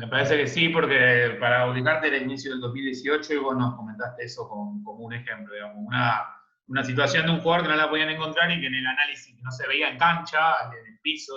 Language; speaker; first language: Spanish; native; Spanish